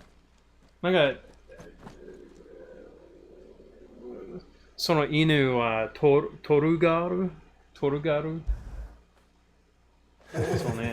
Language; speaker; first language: Japanese; non-native, learner; English